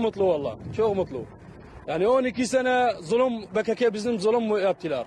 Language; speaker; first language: Turkish; non-native, learner; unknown